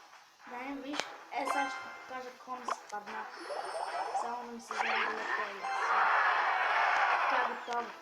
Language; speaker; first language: Bulgarian; native; Bulgarian